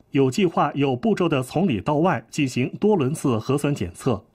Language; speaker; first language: Chinese; native; Chinese